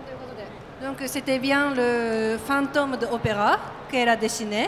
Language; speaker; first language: French; non-native, learner; Japanese